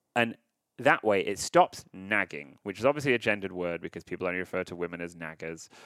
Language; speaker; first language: English; native; English